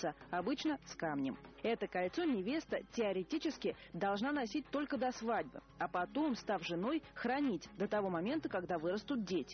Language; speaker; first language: Russian; native; Russian